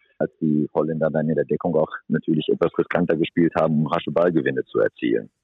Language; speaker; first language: German; native; German